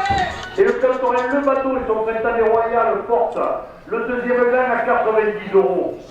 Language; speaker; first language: French; native; French